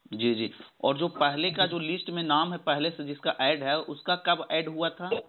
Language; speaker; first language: Hindi; native; Hindi